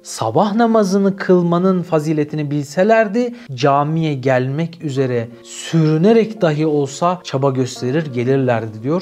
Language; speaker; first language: Turkish; native; Turkish